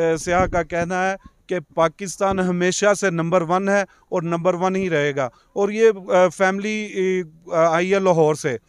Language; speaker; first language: Urdu; non-native, local second language; Punjabi